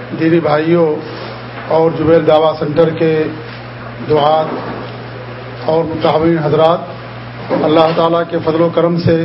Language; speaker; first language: Urdu; native; Urdu